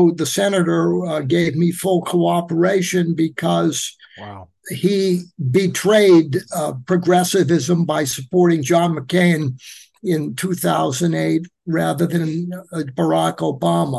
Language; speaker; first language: English; native; English